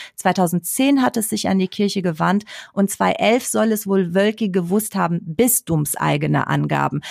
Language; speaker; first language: German; early bilingual, other home language; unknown